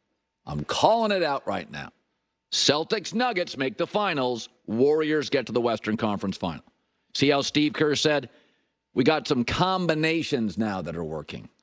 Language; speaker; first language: English; native; English